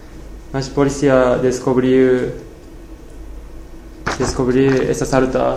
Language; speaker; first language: Spanish; non-native, learner; Portuguese